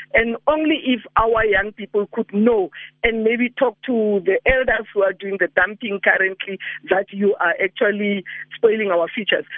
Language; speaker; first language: English; non-native, local second language; Northern Sotho